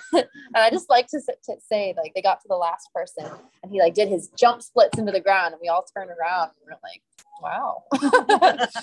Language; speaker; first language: English; native; English